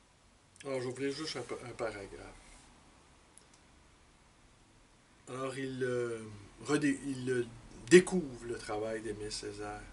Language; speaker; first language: French; native; French